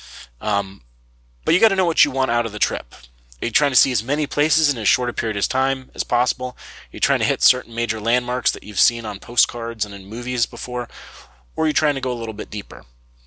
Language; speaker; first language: English; native; English